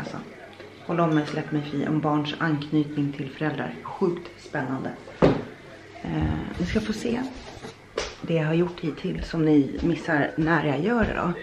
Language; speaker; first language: Swedish; native; Swedish